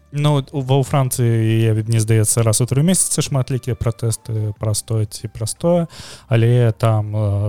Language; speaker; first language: Belarusian; non-native, local second language; Russian